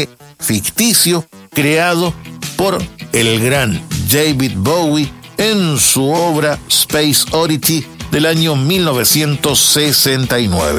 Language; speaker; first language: Spanish; native; Spanish